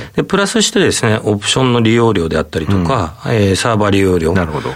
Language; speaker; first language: Japanese; native; Japanese